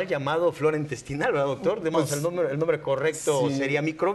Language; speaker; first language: Spanish; native; Spanish